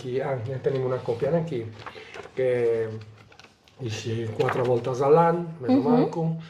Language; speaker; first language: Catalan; non-native, local second language; Italian